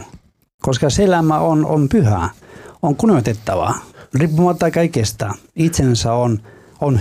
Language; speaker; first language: Finnish; non-native, fluent; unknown